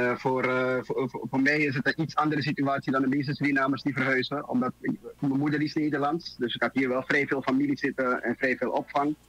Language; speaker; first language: Dutch; native; Dutch